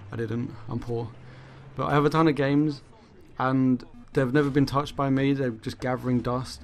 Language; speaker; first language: English; native; English